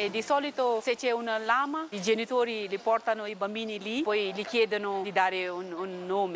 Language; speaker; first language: Italian; non-native, fluent; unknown